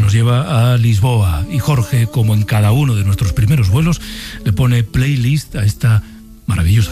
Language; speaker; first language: Spanish; native; Spanish